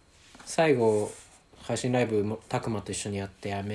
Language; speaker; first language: Japanese; native; Japanese